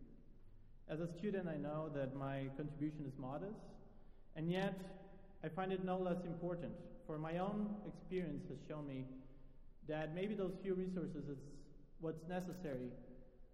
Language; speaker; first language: English; non-native, fluent; Portuguese